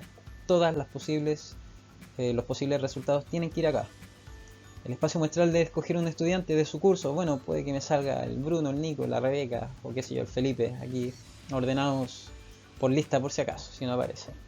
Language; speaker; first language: Spanish; native; Spanish